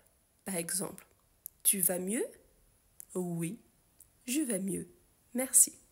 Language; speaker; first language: French; non-native, fluent; Portuguese